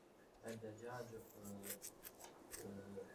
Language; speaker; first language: Arabic; non-native, learner; Bosnian